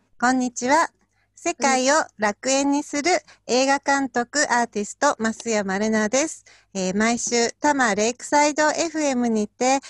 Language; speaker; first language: Japanese; native; Japanese